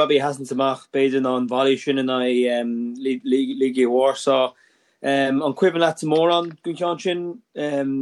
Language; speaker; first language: Irish; non-native, local second language; English